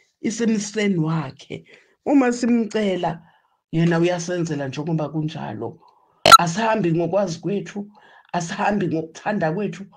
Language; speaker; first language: Zulu; non-native, local second language; Swati